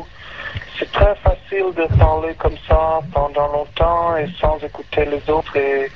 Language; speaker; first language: French; non-native, learner; English